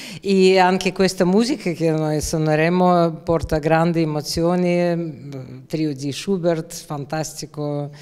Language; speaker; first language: Italian; non-native, learner; Russian